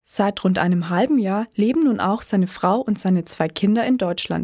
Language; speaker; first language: German; native; German